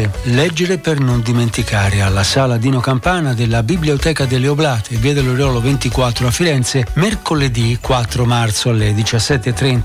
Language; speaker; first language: Italian; native; Italian